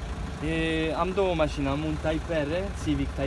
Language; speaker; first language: Romanian; non-native, learner; Italian